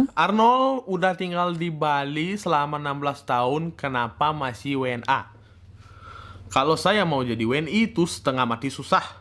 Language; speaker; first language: Indonesian; early bilingual, other home language; Russian